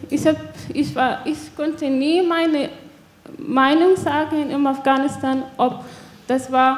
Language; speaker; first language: German; non-native, learner; Persian